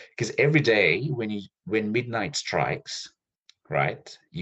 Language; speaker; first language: English; non-native, local second language; Sinhala